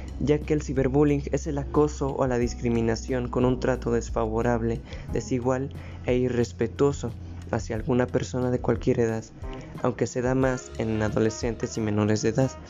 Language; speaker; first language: Spanish; native; Spanish